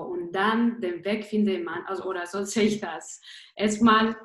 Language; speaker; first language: German; non-native, fluent; Spanish